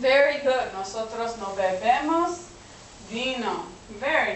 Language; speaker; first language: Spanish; non-native, fluent; English